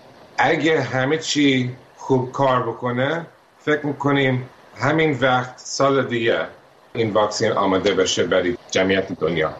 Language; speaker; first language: Persian; early bilingual, heritage; Persian